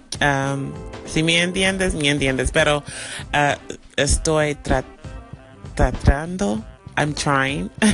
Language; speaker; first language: Spanish; non-native, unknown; English